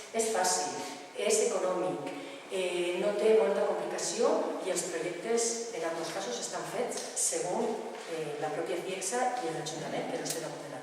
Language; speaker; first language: Catalan; non-native, local second language; Spanish